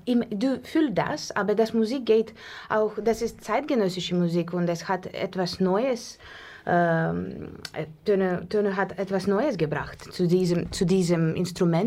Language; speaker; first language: German; non-native, fluent; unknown